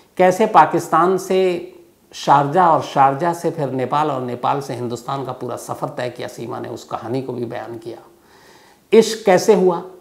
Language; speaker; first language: Hindi; native; Hindi